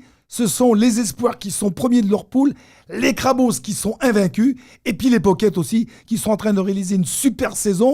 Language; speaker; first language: French; native; French